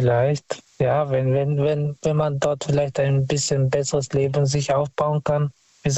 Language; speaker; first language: German; non-native, fluent; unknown